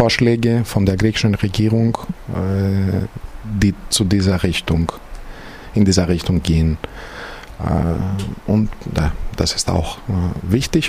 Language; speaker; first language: German; non-native, fluent; Greek